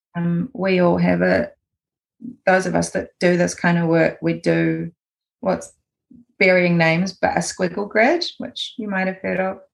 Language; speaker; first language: English; native; English